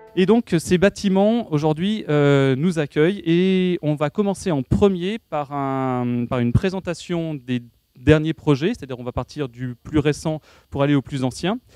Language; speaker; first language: French; native; French